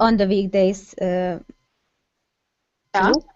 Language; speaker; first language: English; non-native, learner; Hungarian